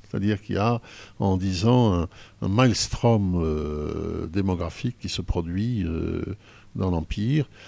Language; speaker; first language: French; native; French